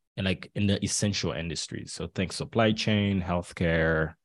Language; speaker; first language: English; early bilingual, other home language; Haitian Creole